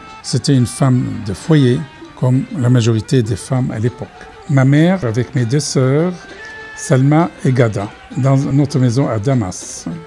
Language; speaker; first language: French; non-native, fluent; Arabic